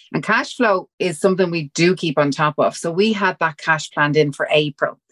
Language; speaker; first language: English; native; English